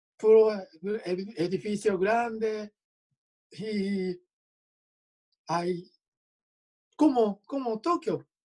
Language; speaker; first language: Spanish; non-native, learner; Japanese